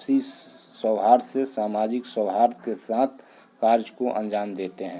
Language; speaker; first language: Hindi; native; Hindi